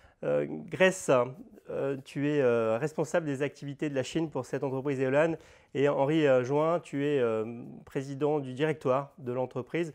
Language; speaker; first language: French; native; French